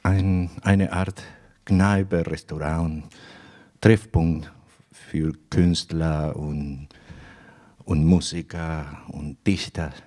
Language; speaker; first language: German; non-native, fluent; Spanish